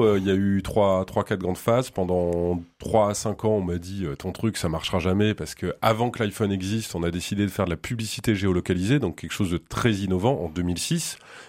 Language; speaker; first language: French; native; French